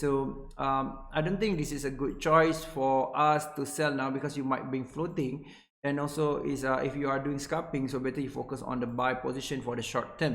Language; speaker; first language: English; non-native, local second language; Malay